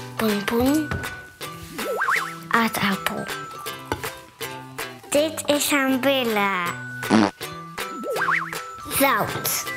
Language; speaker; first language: Dutch; early bilingual, other home language; Hebrew